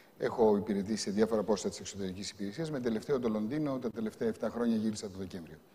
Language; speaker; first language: Greek; native; Greek